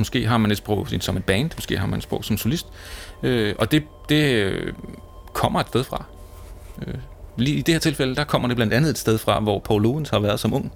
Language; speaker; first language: Danish; native; Danish